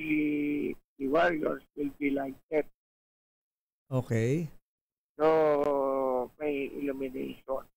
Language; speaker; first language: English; non-native, local second language; Hiligaynon